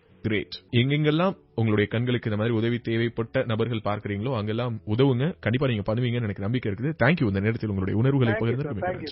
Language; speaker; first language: Tamil; native; Tamil